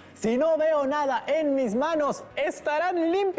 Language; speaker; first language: Spanish; native; Spanish